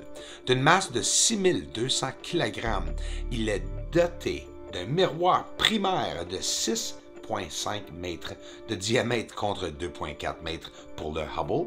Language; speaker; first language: French; native; French